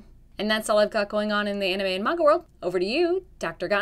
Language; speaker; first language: English; native; English